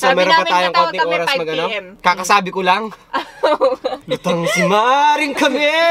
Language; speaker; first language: Filipino; native; Filipino